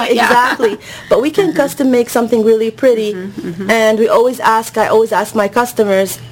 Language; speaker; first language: English; non-native, fluent; Arabic